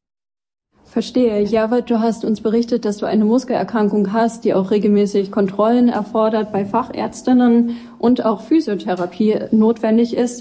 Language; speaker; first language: German; native; German